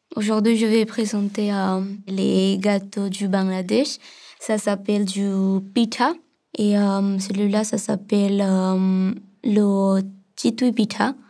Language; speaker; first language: French; non-native, fluent; Bangla